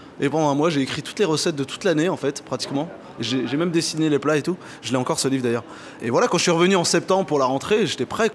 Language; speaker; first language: French; early bilingual, other home language; Arabic